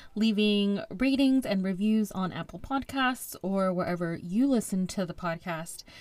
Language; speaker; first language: English; early bilingual, other home language; Spanish